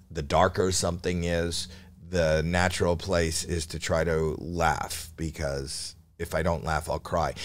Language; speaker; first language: English; native; English